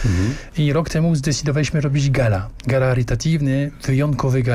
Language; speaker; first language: Polish; non-native, learner; French